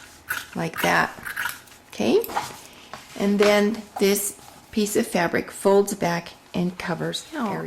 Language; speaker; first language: English; native; English